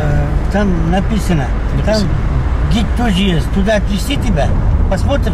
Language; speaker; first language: Russian; non-native, local second language; Uzbek